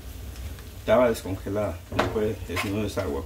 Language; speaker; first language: Spanish; native; Spanish